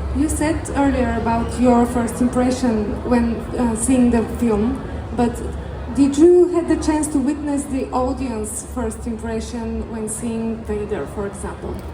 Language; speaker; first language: English; non-native, fluent; Bulgarian